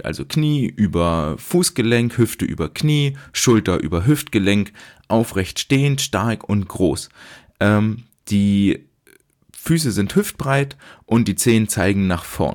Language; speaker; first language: German; native; German